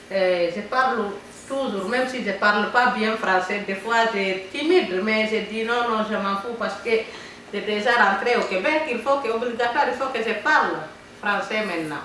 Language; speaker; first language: French; non-native, learner; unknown